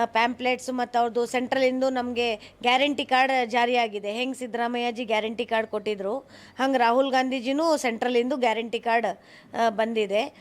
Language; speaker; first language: Kannada; non-native, local second language; Hindi